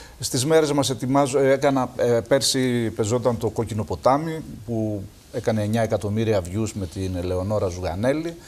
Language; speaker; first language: Greek; native; Greek